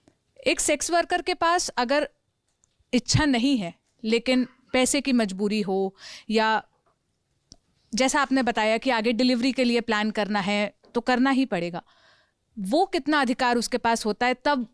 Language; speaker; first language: Hindi; native; Hindi